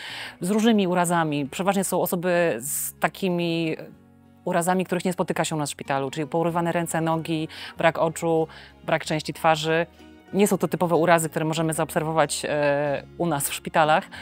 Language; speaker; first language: Polish; native; Polish